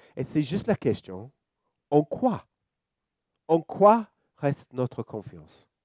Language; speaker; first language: French; non-native, fluent; English